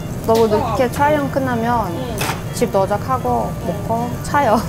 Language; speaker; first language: Korean; non-native, learner; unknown